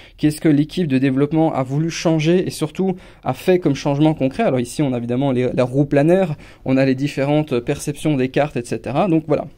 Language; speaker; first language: French; non-native, fluent; English